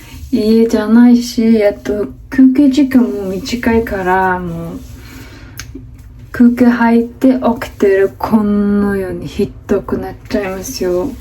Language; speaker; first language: Japanese; non-native, fluent; Mongolian